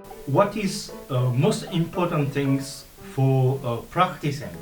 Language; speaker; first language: English; non-native, learner; Japanese